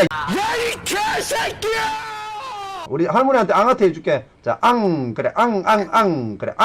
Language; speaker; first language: Korean; native; Korean